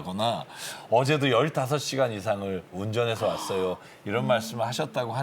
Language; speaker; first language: Korean; native; Korean